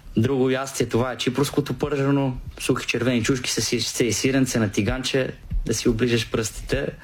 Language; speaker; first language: Bulgarian; native; Bulgarian